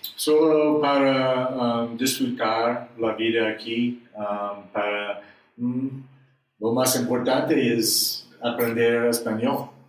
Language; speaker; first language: Spanish; non-native, learner; English